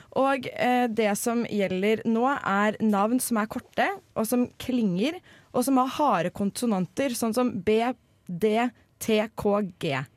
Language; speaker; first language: Norwegian; native; Norwegian